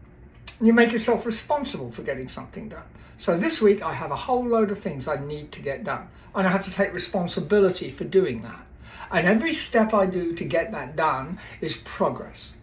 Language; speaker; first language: English; native; English